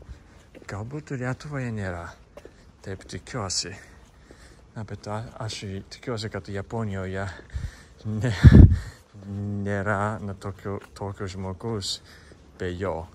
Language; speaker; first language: Lithuanian; non-native, fluent; Japanese